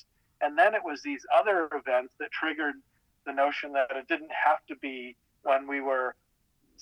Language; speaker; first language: English; native; English